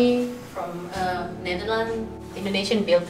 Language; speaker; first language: English; non-native, learner; Indonesian